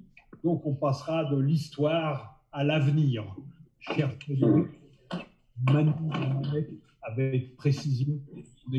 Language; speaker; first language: French; native; French